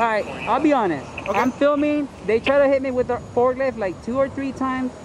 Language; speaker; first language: English; early bilingual, other home language; Spanish